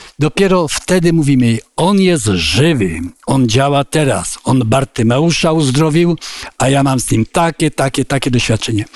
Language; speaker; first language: Polish; native; Polish